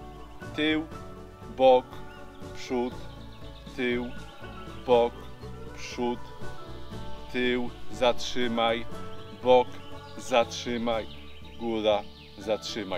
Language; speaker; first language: Polish; native; Polish